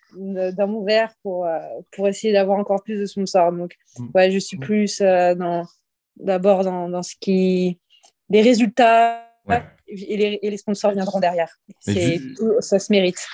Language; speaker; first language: French; native; French